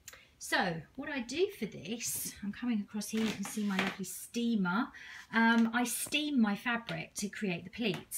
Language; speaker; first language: English; native; English